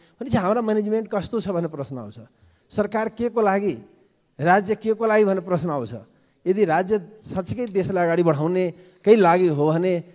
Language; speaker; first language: Nepali; non-native, local second language; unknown